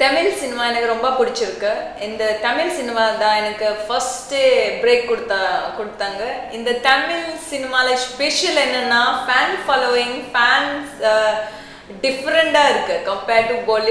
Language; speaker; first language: Tamil; non-native, learner; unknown